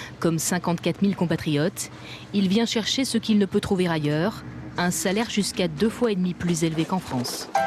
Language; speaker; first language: French; native; French